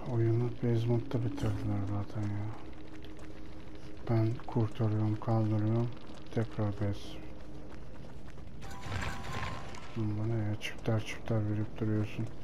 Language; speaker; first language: Turkish; native; Turkish